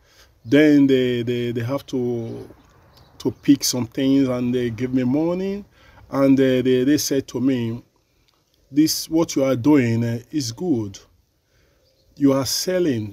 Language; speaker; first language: English; non-native, learner; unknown